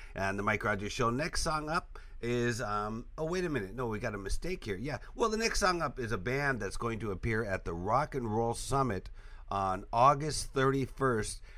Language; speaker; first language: English; native; English